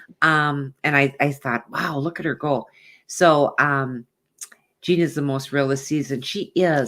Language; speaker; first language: English; native; English